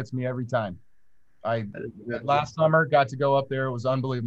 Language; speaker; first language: English; native; English